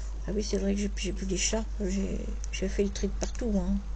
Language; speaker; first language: French; native; French